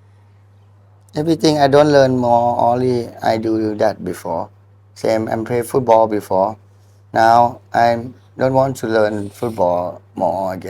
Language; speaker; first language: English; non-native, learner; Thai